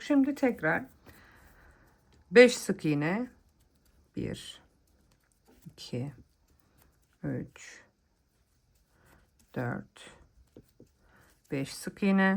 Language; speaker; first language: Turkish; native; Turkish